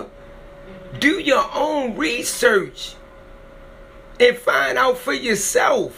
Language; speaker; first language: English; native; English